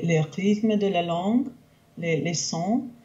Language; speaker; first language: French; non-native, local second language; English